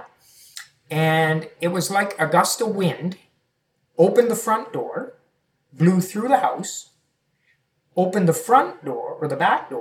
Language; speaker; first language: English; native; English